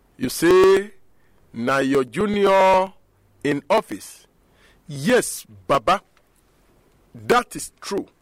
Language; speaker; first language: Nigerian Pidgin; non-native, local second language; Yoruba